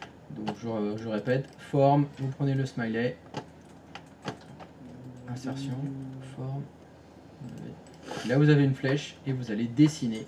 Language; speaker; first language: French; native; French